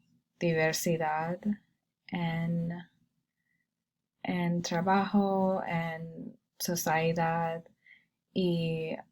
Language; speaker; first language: Spanish; non-native, learner; English